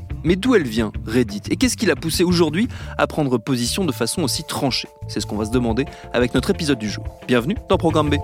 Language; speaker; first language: French; native; French